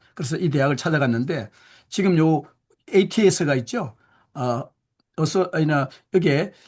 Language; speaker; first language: Korean; native; Korean